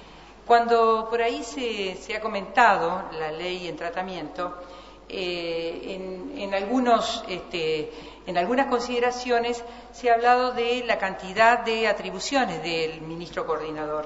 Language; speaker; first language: Spanish; native; Spanish